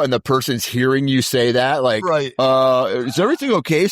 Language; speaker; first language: English; native; English